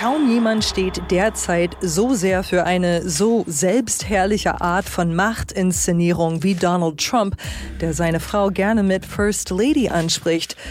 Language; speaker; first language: German; native; German